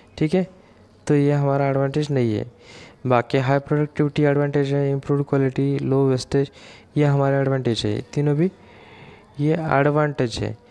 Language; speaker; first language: Hindi; non-native, local second language; Marathi